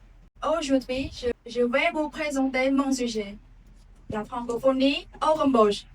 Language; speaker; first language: French; non-native, learner; Khmer